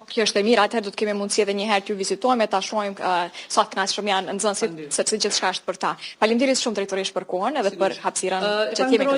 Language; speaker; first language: Albanian; native; Albanian